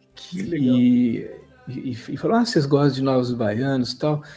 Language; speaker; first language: Portuguese; native; Portuguese